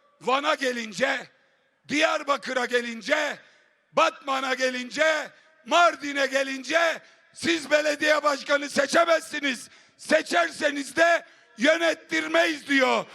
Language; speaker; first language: Turkish; native; Turkish